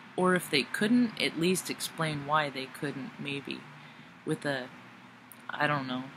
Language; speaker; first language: English; native; English